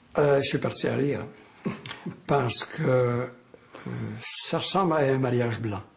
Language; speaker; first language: French; native; French